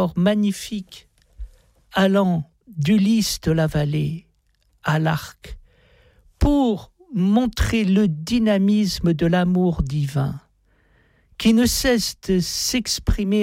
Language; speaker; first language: French; native; French